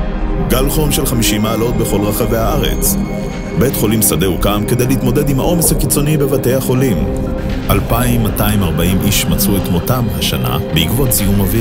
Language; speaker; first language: Hebrew; native; Hebrew